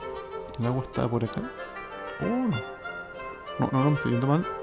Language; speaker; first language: Spanish; native; Spanish